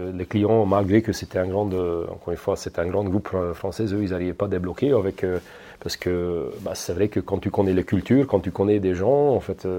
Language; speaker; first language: French; non-native, fluent; Hungarian